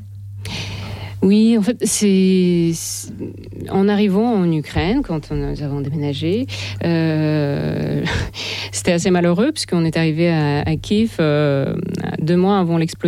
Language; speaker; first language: French; non-native, fluent; Russian